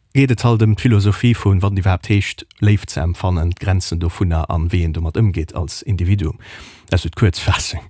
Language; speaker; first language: German; non-native, local second language; Luxembourgish